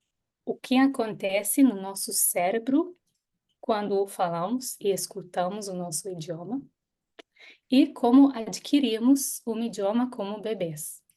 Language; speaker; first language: Portuguese; non-native, fluent; Hebrew